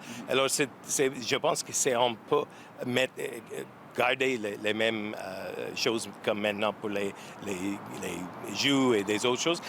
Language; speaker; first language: French; non-native, learner; English